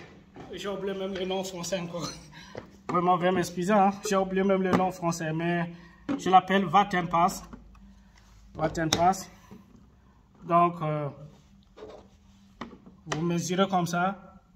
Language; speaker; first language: French; non-native, local second language; Arabic